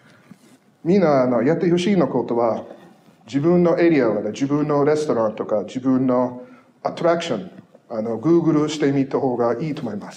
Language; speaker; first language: Japanese; non-native, fluent; English